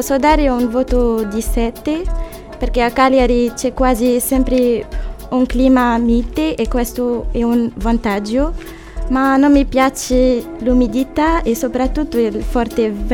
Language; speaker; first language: Italian; non-native, fluent; Arabic